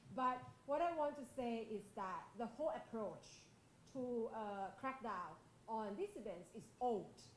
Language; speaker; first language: English; non-native, fluent; Thai